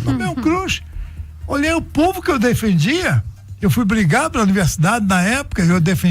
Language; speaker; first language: Portuguese; native; Portuguese